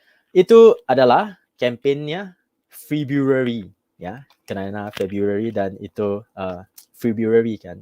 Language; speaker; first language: Indonesian; non-native, fluent; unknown